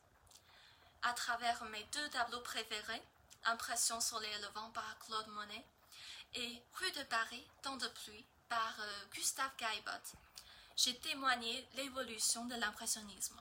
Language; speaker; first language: French; non-native, learner; Chinese